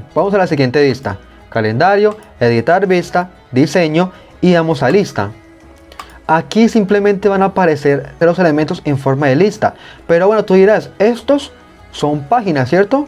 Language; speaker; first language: Spanish; native; Spanish